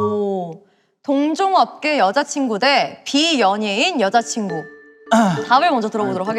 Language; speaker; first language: Korean; native; Korean